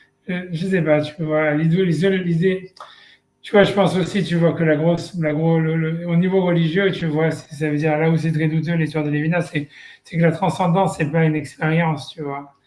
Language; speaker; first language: French; native; French